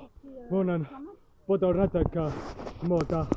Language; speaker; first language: Welsh; non-native, learner; English